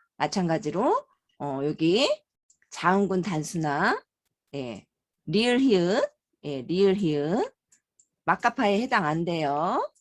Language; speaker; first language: Korean; native; Korean